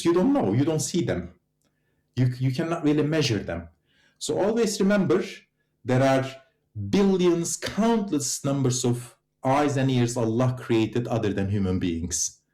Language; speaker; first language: English; non-native, fluent; Turkish